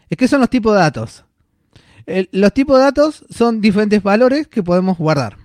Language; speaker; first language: Spanish; native; Spanish